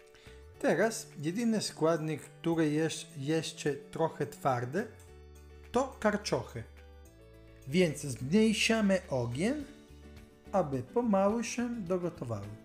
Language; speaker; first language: Polish; non-native, learner; Italian